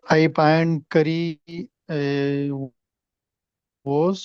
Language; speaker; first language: English; non-native, learner; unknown